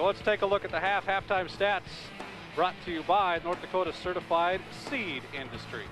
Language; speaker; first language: English; native; English